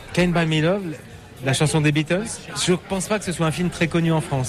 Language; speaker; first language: French; native; French